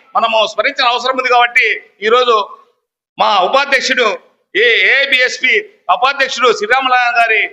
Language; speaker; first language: Telugu; native; Telugu